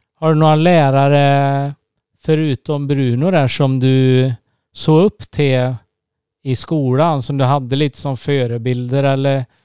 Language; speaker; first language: Swedish; native; Swedish